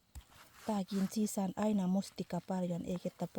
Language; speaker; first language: Finnish; non-native, learner; Thai